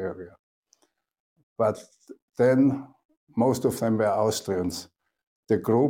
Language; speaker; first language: English; non-native, fluent; German